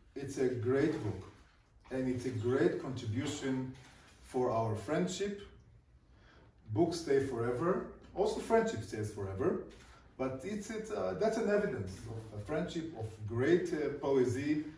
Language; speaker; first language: English; non-native, fluent; Hebrew